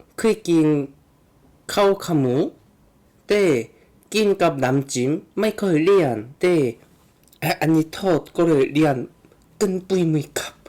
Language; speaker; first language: Thai; non-native, fluent; Korean